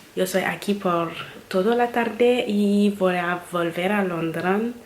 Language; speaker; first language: Spanish; non-native, learner; French